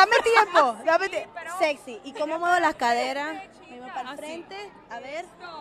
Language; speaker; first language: Spanish; native; Spanish